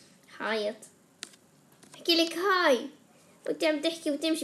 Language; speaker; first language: Arabic; native; Arabic